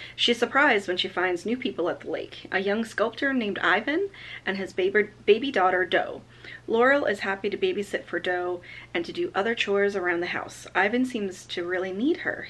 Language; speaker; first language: English; native; English